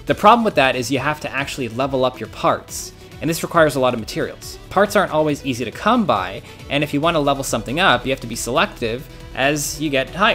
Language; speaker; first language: English; native; English